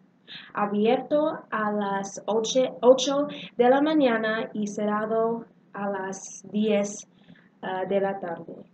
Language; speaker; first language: Spanish; non-native, learner; English